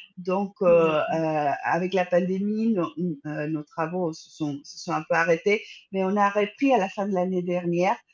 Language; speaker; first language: French; non-native, fluent; Spanish